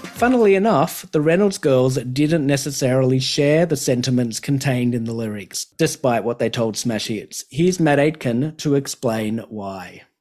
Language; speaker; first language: English; native; English